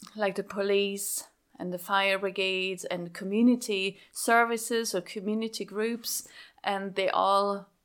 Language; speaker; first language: English; non-native, fluent; Swiss German